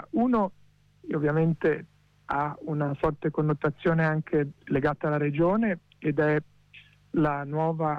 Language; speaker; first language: Italian; native; Italian